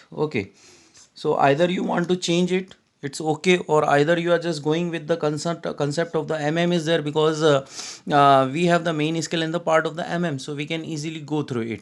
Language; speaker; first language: English; non-native, local second language; Hindi